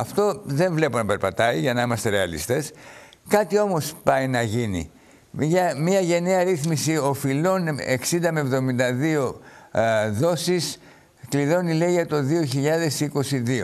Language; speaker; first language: Greek; native; Greek